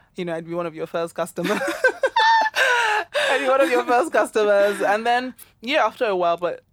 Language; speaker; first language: English; non-native, local second language; Yoruba